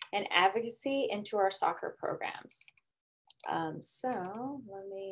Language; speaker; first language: English; native; English